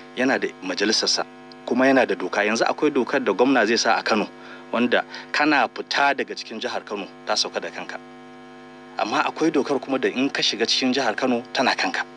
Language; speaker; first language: Hausa; native; Hausa